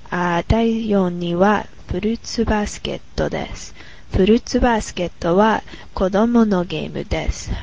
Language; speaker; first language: Japanese; non-native, learner; English